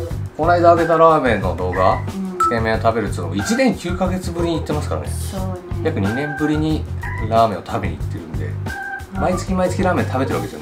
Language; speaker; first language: Japanese; native; Japanese